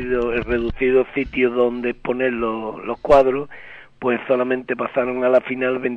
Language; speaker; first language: Spanish; native; Spanish